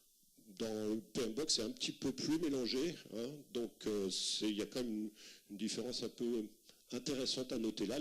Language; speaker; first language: French; native; French